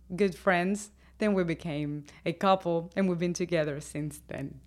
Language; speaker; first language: English; non-native, fluent; Spanish